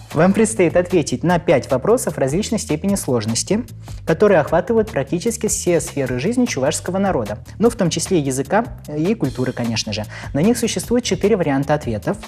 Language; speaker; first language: Russian; non-native, local second language; Chuvash